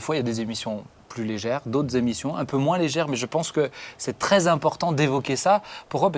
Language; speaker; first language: French; native; French